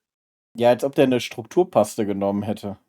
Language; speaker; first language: German; native; German